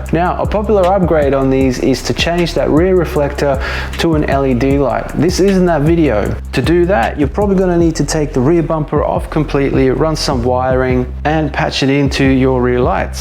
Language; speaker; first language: English; native; English